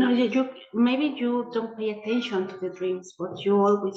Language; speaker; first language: English; non-native, learner; Spanish